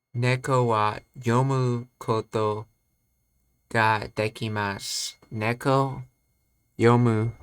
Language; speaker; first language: Japanese; non-native, learner; English